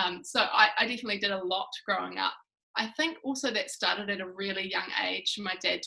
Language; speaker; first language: English; native; English